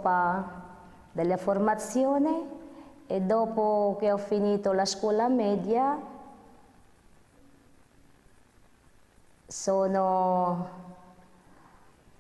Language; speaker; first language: Italian; non-native, fluent; Filipino